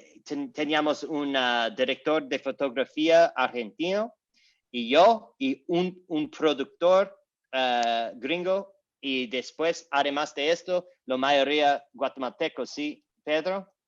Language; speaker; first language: Spanish; non-native, learner; English